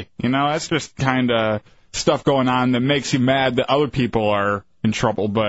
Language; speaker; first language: English; native; English